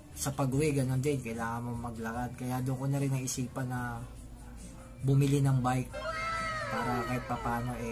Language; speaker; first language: Filipino; native; Filipino